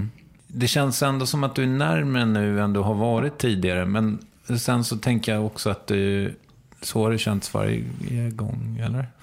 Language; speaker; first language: Swedish; native; Swedish